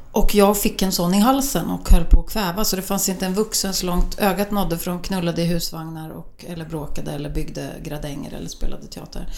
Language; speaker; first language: Swedish; native; Swedish